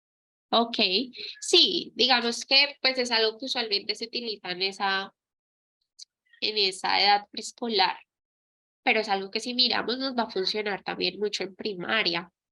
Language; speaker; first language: Spanish; native; Spanish